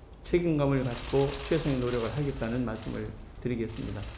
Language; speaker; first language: Korean; native; Korean